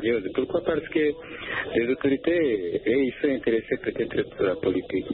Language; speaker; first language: French; non-native, local second language; Rundi